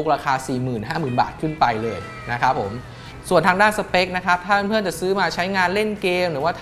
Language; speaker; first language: Thai; native; Thai